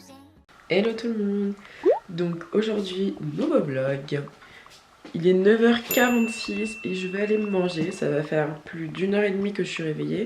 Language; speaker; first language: French; native; French